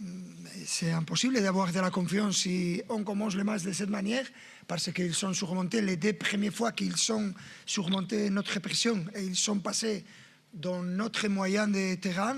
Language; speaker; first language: French; non-native, fluent; Spanish